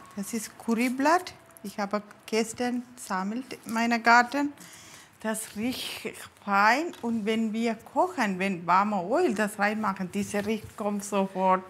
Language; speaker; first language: German; non-native, learner; Tamil